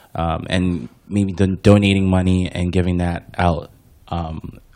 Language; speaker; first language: English; native; English